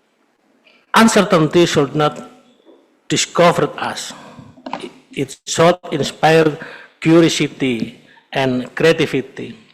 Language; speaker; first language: English; non-native, fluent; Indonesian